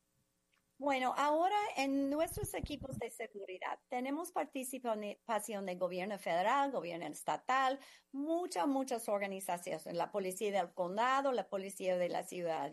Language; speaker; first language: Spanish; non-native, fluent; English